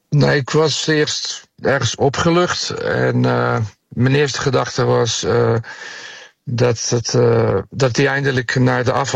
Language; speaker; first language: Dutch; non-native, fluent; Bosnian